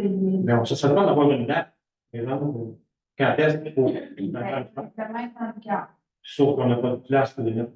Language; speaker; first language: French; native; French